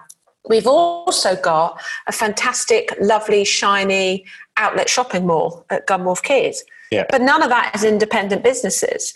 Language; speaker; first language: English; native; English